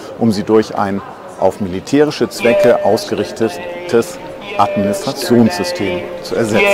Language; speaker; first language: German; native; German